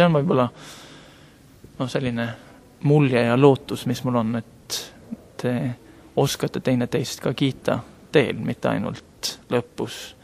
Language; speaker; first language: Estonian; non-native, fluent; Norwegian